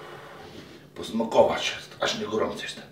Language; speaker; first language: Polish; non-native, fluent; Lithuanian